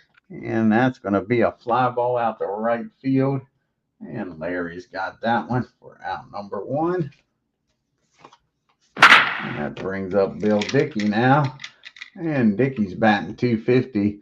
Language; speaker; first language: English; native; English